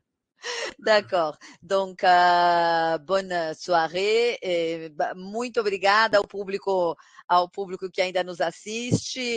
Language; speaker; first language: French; non-native, fluent; Portuguese